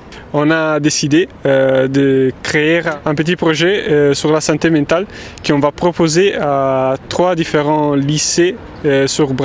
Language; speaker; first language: French; non-native, fluent; Italian